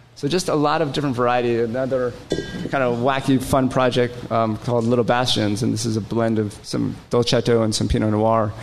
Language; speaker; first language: English; native; English